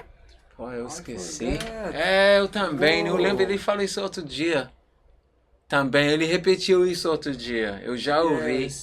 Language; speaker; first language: Portuguese; non-native, learner; English